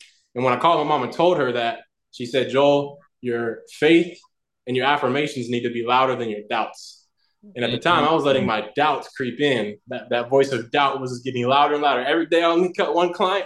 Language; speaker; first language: English; native; English